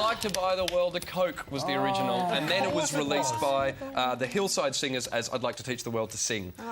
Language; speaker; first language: English; native; English